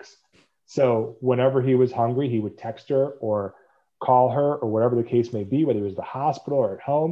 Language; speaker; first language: English; native; English